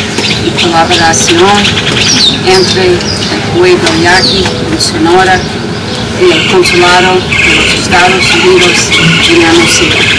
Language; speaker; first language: Spanish; non-native, fluent; English